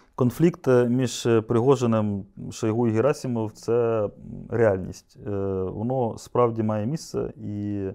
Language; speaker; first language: Ukrainian; native; Ukrainian